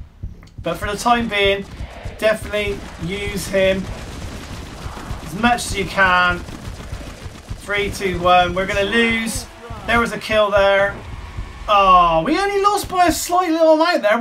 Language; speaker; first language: English; native; English